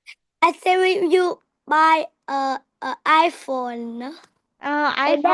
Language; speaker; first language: English; non-native, learner; Vietnamese